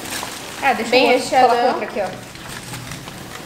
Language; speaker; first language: Portuguese; native; Portuguese